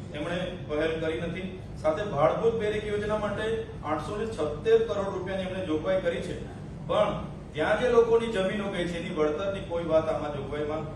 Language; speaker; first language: Gujarati; non-native, local second language; Vasavi